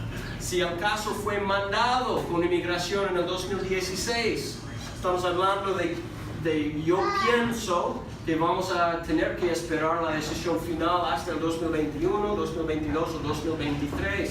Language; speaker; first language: Spanish; non-native, fluent; English